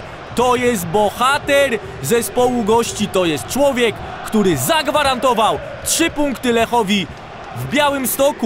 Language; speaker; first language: Polish; native; Polish